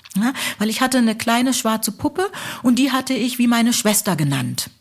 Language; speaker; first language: German; early bilingual, other home language; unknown